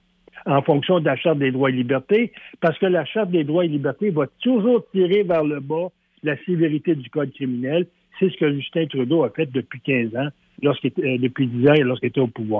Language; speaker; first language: French; native; French